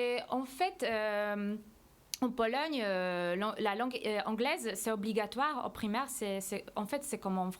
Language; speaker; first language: French; non-native, fluent; Polish